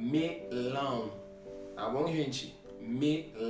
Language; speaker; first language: Portuguese; non-native, fluent; Haitian Creole